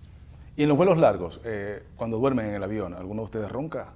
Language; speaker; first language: Spanish; native; Spanish